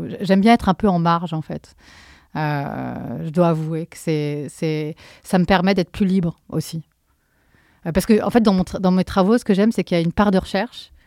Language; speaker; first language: French; native; French